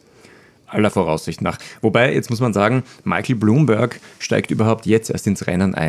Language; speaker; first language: German; native; German